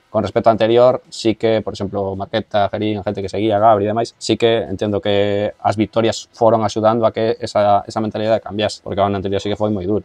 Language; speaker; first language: Galician; non-native, local second language; Spanish